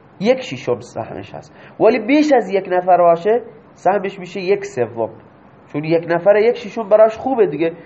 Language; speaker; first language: Persian; non-native, local second language; Baluchi